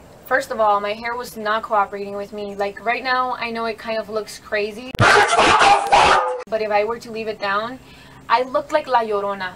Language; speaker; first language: English; early bilingual, other home language; Spanish